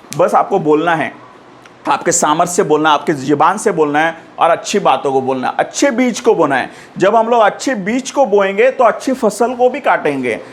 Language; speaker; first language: Hindi; non-native, local second language; Marathi